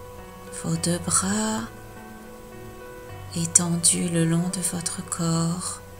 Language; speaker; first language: French; native; French